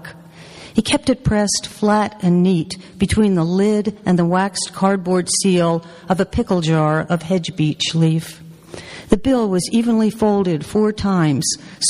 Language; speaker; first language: English; native; English